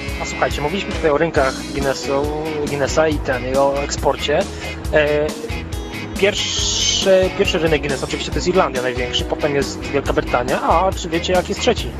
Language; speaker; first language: Polish; native; Polish